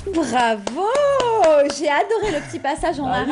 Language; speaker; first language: French; native; French